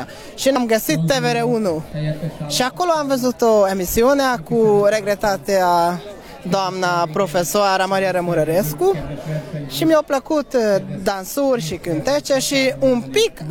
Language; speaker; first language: Romanian; non-native, learner; Hungarian